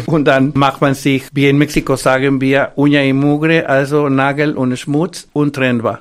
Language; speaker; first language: German; non-native, fluent; Spanish